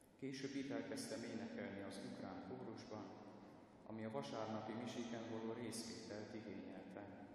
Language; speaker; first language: Hungarian; non-native, fluent; Ukrainian